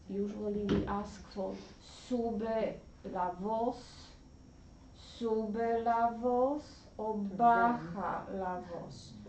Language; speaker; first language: Spanish; non-native, learner; English